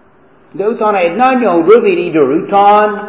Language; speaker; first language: Hungarian; non-native, fluent; English